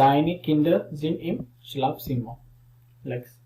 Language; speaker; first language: German; non-native, learner; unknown